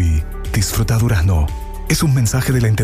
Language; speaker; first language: Spanish; native; Spanish